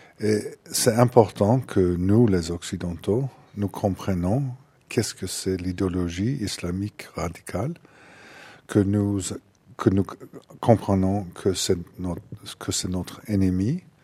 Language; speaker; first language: French; non-native, fluent; English